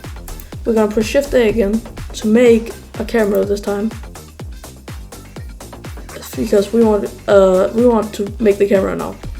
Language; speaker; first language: English; native; English